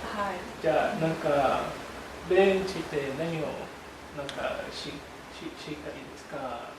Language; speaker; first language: Japanese; non-native, learner; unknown